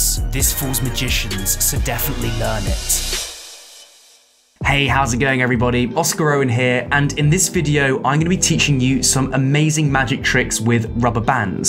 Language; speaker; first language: English; native; English